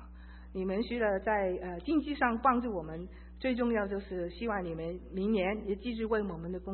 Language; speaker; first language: Chinese; early bilingual, heritage; Chinese